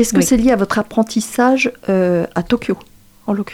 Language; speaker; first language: French; native; French